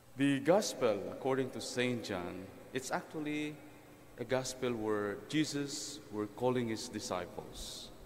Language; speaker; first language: English; non-native, local second language; Filipino